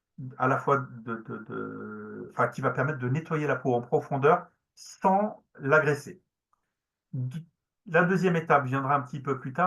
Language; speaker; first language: French; native; French